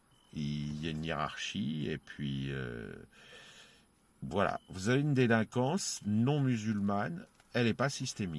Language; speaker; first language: French; native; French